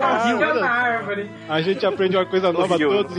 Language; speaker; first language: Portuguese; native; Portuguese